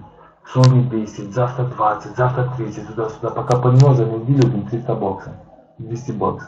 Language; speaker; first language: Russian; non-native, learner; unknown